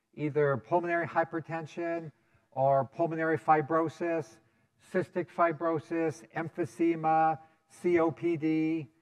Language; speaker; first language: English; native; English